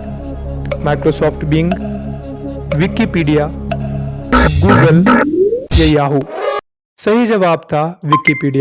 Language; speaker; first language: Hindi; native; Hindi